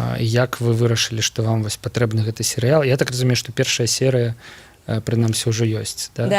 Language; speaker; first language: Belarusian; non-native, local second language; Russian